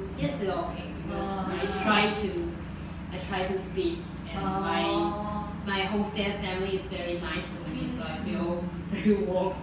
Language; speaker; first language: English; non-native, learner; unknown